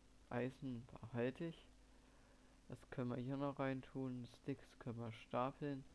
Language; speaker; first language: German; native; German